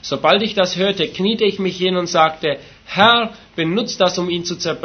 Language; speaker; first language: German; native; German